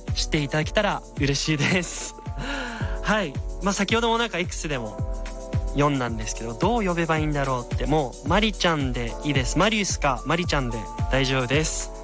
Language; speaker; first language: Japanese; early bilingual, other home language; German